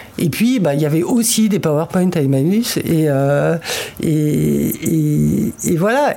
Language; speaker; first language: French; native; French